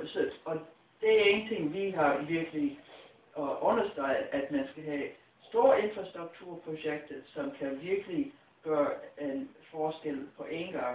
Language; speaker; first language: Danish; non-native, fluent; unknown